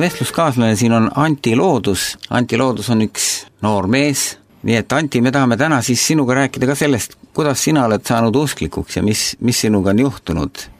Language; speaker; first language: Estonian; native; Estonian